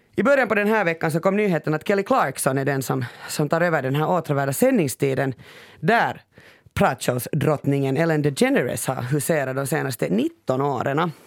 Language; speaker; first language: Swedish; native; Swedish